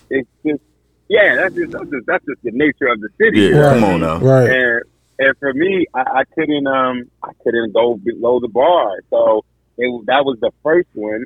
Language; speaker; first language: English; native; English